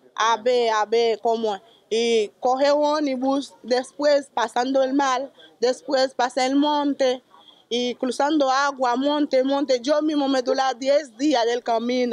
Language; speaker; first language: Spanish; non-native, learner; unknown